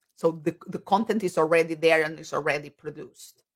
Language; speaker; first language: English; non-native, fluent; Portuguese